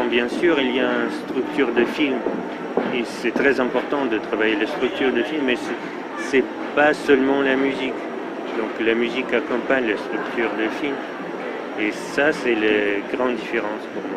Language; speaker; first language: French; non-native, fluent; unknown